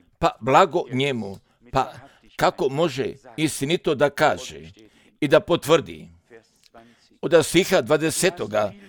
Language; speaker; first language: Croatian; early bilingual, heritage; Serbian